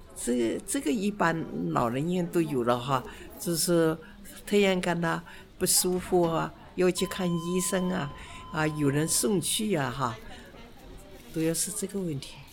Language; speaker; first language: Chinese; native; Chinese